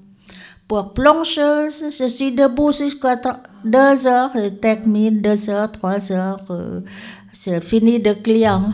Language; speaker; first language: French; non-native, learner; Lao